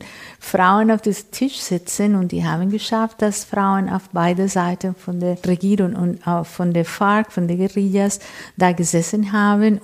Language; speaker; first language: German; non-native, fluent; Spanish